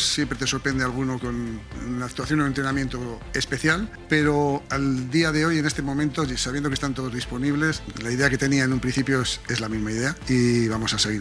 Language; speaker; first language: Spanish; native; Spanish